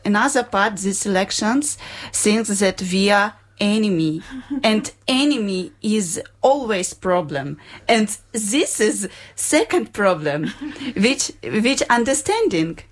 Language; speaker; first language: English; non-native, learner; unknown